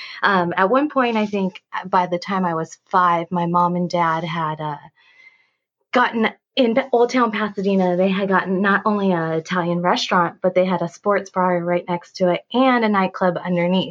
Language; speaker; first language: English; native; English